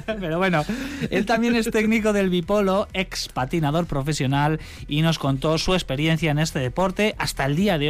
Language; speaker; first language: Spanish; native; Spanish